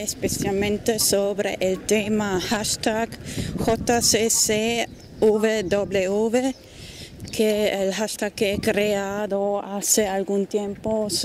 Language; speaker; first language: Spanish; non-native, fluent; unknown